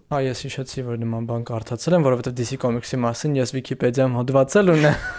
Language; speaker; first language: Armenian; native; Armenian